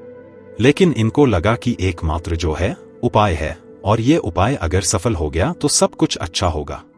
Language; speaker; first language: Hindi; native; Hindi